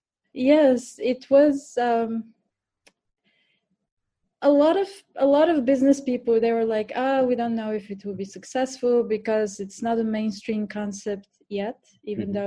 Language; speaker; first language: English; non-native, fluent; Bulgarian